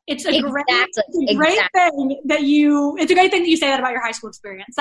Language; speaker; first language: English; native; English